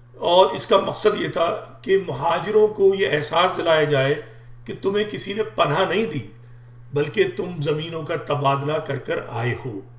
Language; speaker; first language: Urdu; native; Urdu